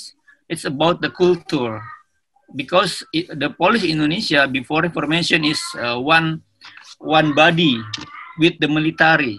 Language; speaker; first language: English; non-native, learner; Indonesian